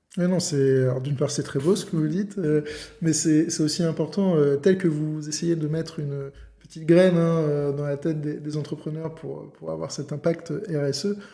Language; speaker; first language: French; native; French